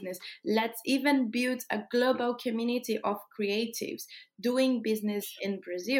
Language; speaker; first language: English; non-native, fluent; Portuguese